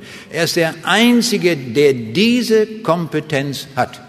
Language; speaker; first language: German; native; German